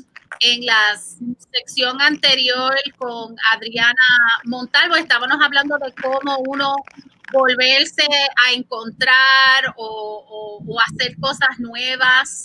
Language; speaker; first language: Spanish; early bilingual, heritage; Spanish